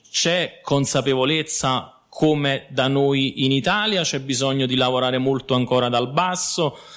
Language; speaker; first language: Italian; native; Italian